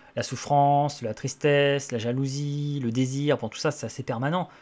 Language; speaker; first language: French; native; French